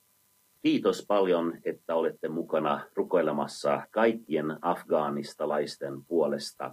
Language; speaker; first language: Finnish; non-native, fluent; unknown